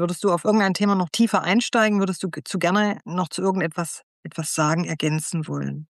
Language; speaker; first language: German; native; German